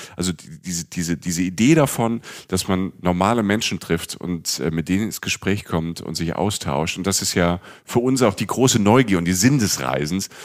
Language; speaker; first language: German; native; German